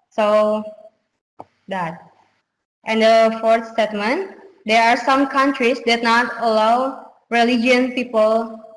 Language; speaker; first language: English; non-native, learner; Indonesian